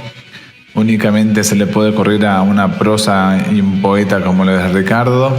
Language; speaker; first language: Spanish; native; Spanish